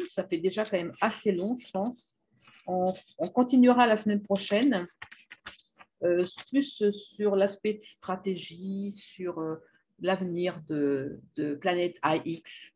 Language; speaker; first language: French; native; French